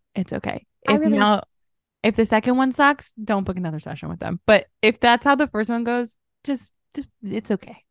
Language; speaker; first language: English; native; English